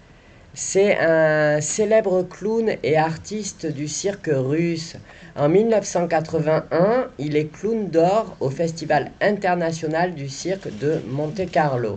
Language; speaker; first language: French; native; French